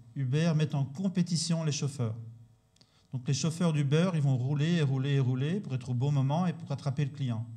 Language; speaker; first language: French; native; French